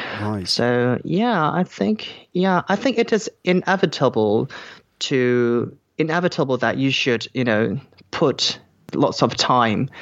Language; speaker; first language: English; non-native, fluent; Korean